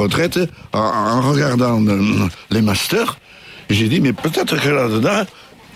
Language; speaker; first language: French; native; French